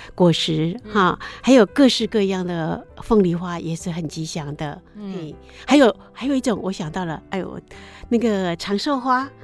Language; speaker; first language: Chinese; native; Chinese